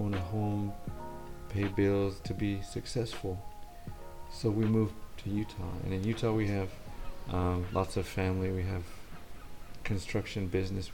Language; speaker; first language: English; early bilingual, other home language; Spanish